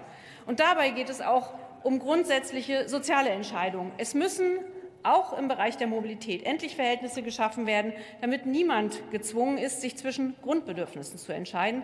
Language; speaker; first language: German; native; German